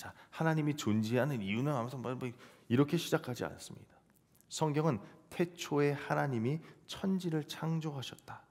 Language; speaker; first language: Korean; native; Korean